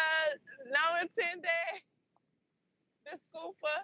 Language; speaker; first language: Portuguese; non-native, learner; English